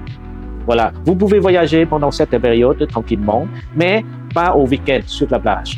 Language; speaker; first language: French; non-native, fluent; Vietnamese